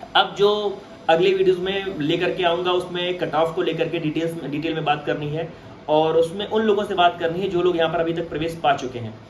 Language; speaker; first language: Hindi; native; Hindi